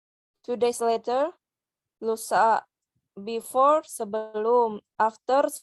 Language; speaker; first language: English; non-native, learner; Indonesian